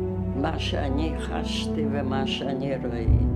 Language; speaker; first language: Hebrew; early bilingual, other home language; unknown